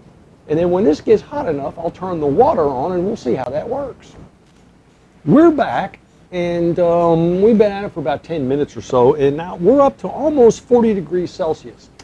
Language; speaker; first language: English; native; English